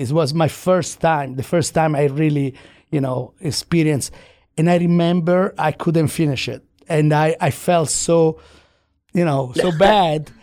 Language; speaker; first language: English; non-native, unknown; Italian